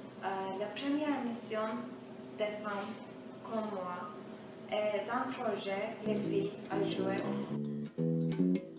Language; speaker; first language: French; non-native, fluent; Turkish